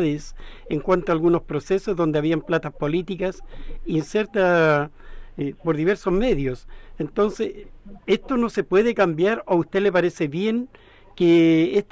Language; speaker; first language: Spanish; native; Spanish